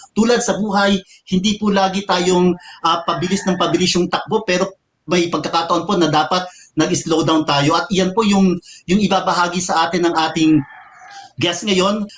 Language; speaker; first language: Filipino; native; Filipino